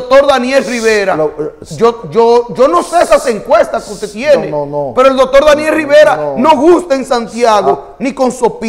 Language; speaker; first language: Spanish; native; Spanish